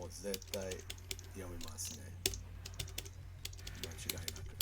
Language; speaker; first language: Japanese; non-native, learner; English